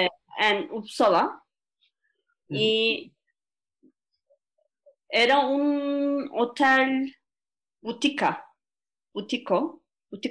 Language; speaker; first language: Spanish; non-native, learner; Turkish